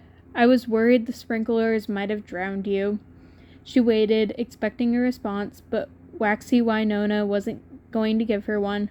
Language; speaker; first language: English; native; English